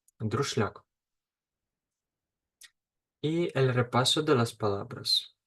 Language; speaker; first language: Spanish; non-native, fluent; Ukrainian